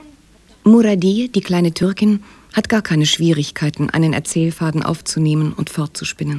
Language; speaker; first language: German; native; German